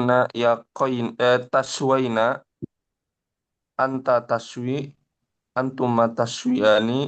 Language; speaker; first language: Arabic; non-native, learner; Indonesian